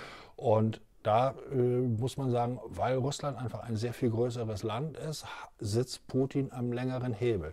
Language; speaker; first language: German; native; German